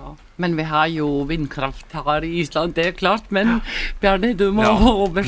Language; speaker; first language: Norwegian; non-native, learner; Icelandic